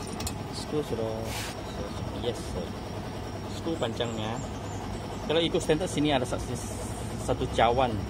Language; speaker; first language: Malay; non-native, local second language; Chinese